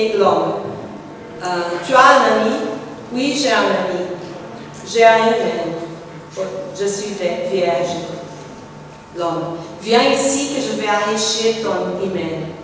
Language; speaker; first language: French; non-native, fluent; Portuguese